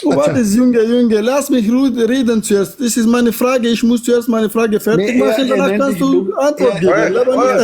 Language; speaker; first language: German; non-native, learner; Urdu